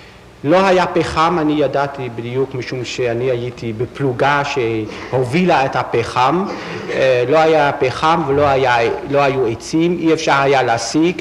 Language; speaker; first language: Hebrew; non-native, fluent; Dutch